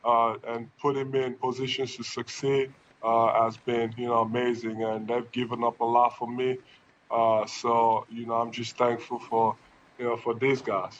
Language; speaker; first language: English; non-native, local second language; French